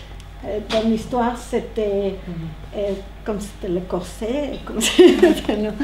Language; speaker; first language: French; non-native, learner; Spanish